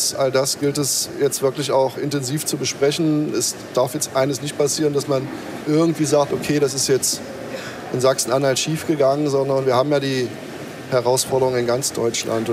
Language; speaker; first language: German; native; German